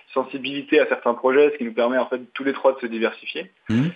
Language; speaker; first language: French; native; French